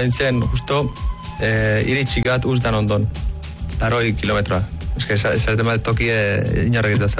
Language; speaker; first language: Basque; early bilingual, other home language; Arabic